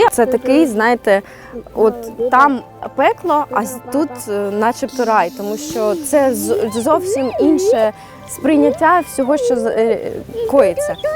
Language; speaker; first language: Ukrainian; native; Ukrainian